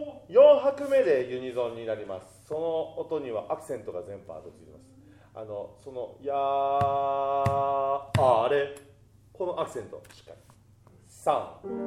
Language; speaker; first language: Japanese; native; Japanese